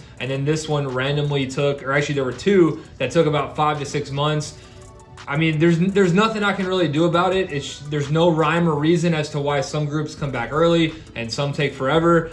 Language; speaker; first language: English; native; English